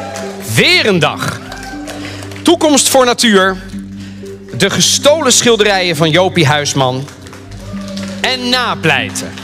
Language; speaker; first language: Dutch; native; Dutch